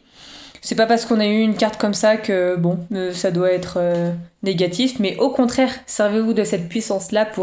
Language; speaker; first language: French; native; French